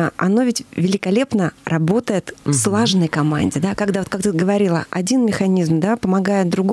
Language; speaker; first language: Russian; native; Russian